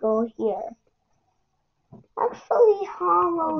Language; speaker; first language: English; native; English